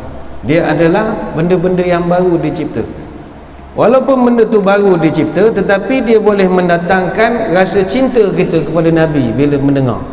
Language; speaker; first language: Malay; native; Malay